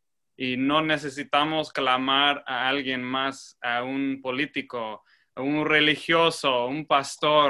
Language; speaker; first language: Spanish; non-native, fluent; English